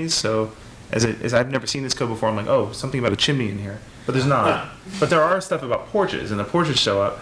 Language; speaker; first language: English; native; English